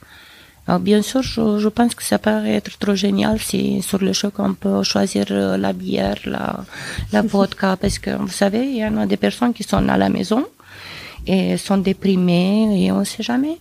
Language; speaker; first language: French; non-native, fluent; Romanian